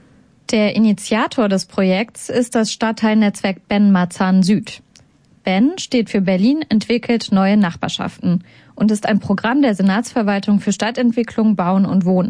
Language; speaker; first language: German; native; German